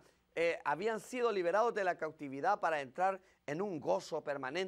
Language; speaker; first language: Spanish; native; Spanish